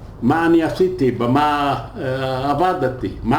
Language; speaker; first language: Hebrew; non-native, fluent; Yiddish